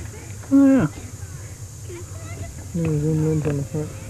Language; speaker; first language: English; native; English